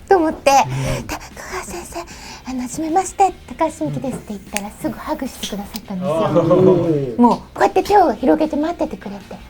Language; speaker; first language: Japanese; native; Japanese